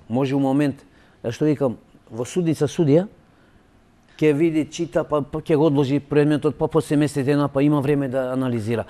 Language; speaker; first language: Macedonian; non-native, local second language; Albanian